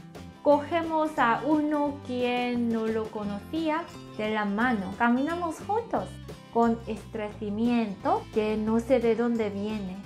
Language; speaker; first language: Spanish; non-native, learner; Korean